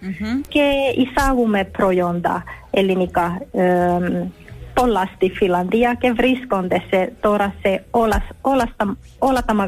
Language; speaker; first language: Greek; early bilingual, heritage; Finnish